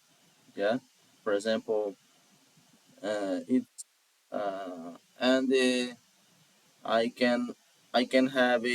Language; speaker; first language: English; non-native, learner; Portuguese